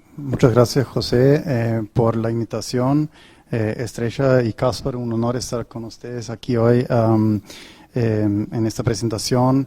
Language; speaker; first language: Spanish; non-native, fluent; German